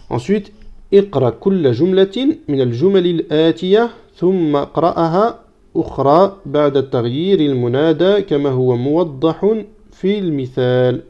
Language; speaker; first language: Arabic; non-native, fluent; French